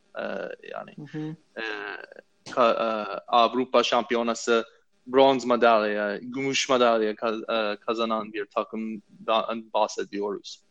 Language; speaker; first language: Turkish; non-native, fluent; English